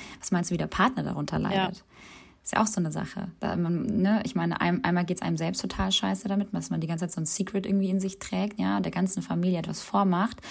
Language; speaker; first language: German; early bilingual, other home language; Albanian